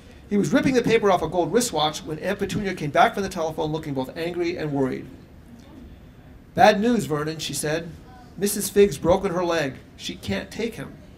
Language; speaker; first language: English; native; English